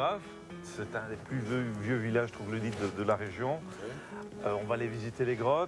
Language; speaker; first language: French; native; French